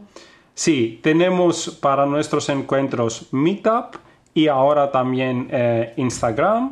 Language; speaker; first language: Spanish; non-native, fluent; Greek